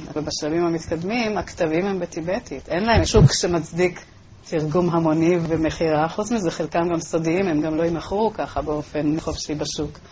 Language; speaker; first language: Hebrew; native; Hebrew